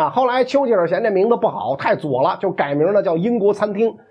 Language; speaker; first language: Chinese; native; Chinese